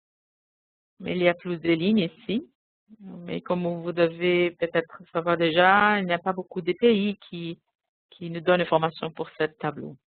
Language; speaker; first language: French; non-native, fluent; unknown